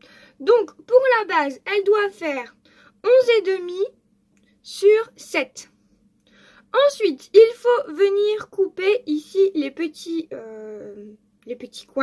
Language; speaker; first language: French; native; French